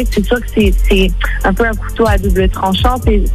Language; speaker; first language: French; native; French